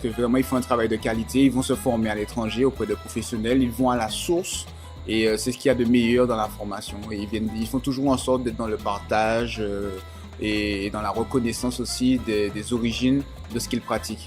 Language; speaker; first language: French; native; French